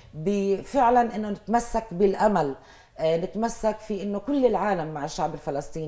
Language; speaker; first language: Arabic; native; Arabic